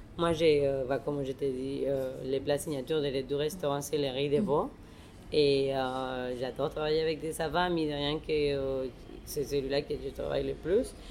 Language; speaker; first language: French; non-native, fluent; Spanish